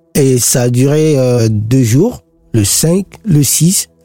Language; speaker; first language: French; non-native, local second language; Sango